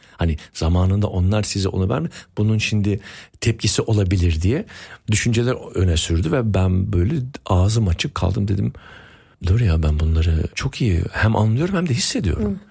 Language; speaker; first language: Turkish; early bilingual, heritage; Turkish